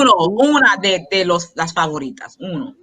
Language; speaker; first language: Spanish; non-native, fluent; English